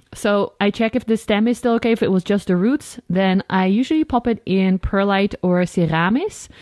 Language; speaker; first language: English; non-native, fluent; Dutch